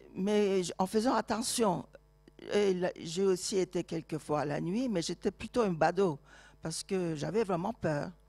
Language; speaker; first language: French; non-native, fluent; Turkish